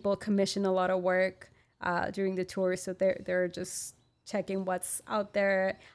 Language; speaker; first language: English; non-native, fluent; Spanish